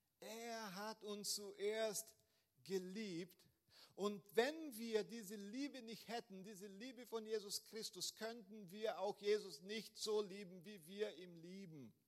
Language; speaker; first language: German; non-native, fluent; Portuguese